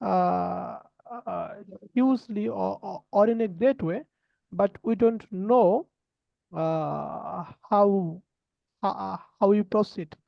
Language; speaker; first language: English; non-native, learner; Bangla